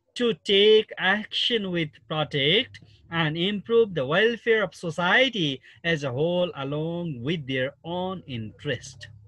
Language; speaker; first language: English; non-native, local second language; Nepali